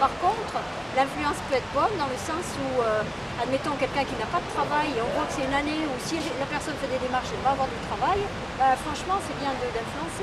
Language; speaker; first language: French; native; French